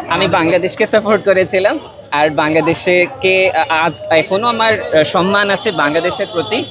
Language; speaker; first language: Bangla; non-native, learner; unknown